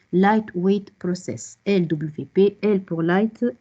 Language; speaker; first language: French; non-native, local second language; Arabic